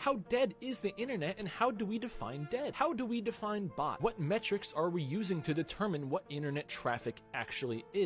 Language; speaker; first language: English; native; English